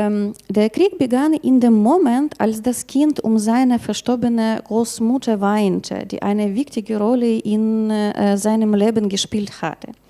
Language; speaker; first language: German; non-native, learner; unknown